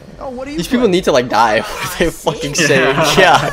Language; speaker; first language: English; native; English